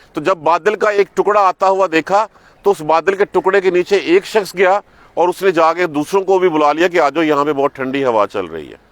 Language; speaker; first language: Urdu; non-native, local second language; Punjabi